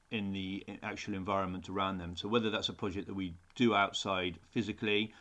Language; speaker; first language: English; native; English